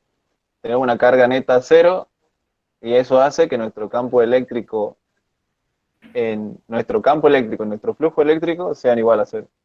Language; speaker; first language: Spanish; native; Spanish